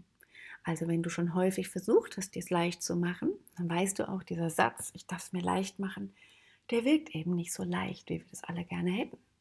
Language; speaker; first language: German; native; German